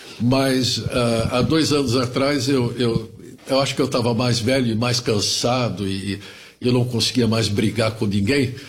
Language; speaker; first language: Portuguese; early bilingual, other home language; German